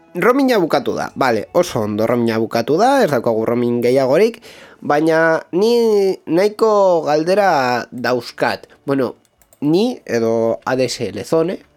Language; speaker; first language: Basque; non-native, local second language; Spanish